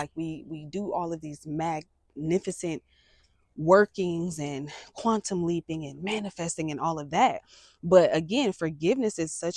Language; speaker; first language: English; native; English